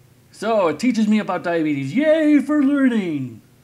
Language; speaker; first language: English; native; English